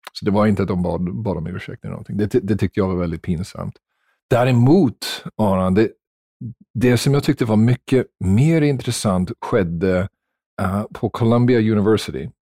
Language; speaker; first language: Swedish; non-native, fluent; English